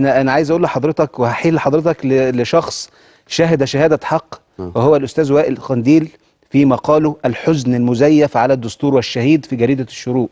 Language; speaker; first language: Arabic; native; Arabic